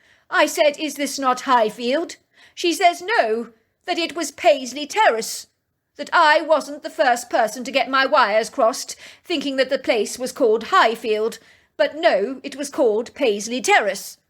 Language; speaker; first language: English; native; English